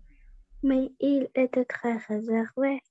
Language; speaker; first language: French; non-native, learner; Russian